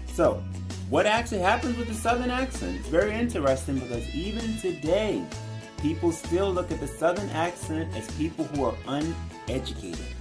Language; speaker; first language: English; native; English